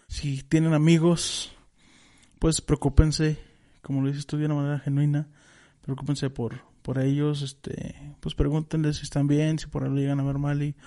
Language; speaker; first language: Spanish; native; Spanish